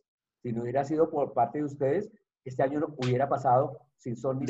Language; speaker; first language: Spanish; native; Spanish